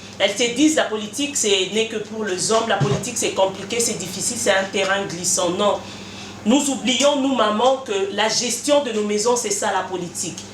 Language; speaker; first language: French; non-native, local second language; Lingala